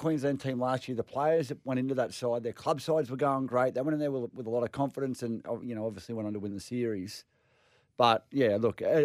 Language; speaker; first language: English; native; English